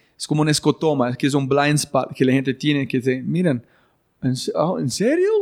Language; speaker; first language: Spanish; non-native, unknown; English